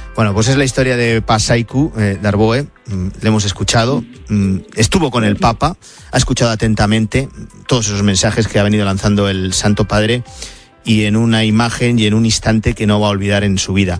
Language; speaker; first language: Spanish; native; Spanish